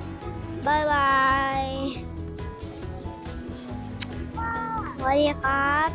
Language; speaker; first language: Thai; native; Thai